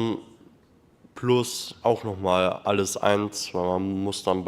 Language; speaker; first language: German; native; German